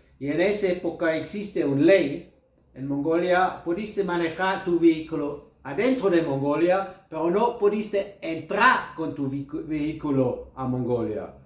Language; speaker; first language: Spanish; non-native, learner; German